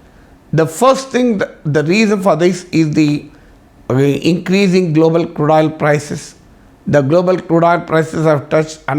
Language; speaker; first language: English; non-native, local second language; Telugu